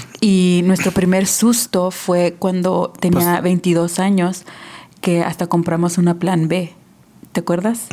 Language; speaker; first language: Spanish; early bilingual, heritage; Spanish